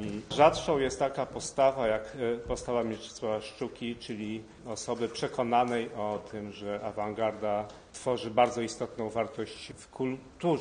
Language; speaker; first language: Polish; native; Polish